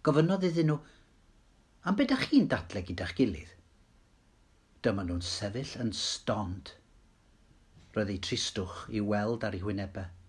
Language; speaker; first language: Welsh; native; Welsh